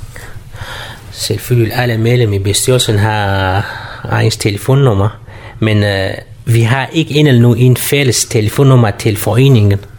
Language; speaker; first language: Danish; non-native, learner; Kurdish